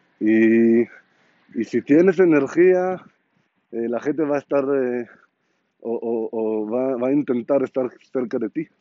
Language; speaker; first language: Spanish; non-native, learner; Hebrew